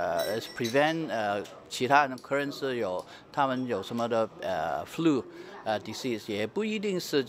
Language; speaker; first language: Chinese; early bilingual, heritage; Chinese